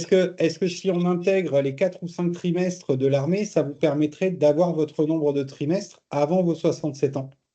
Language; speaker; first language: French; native; French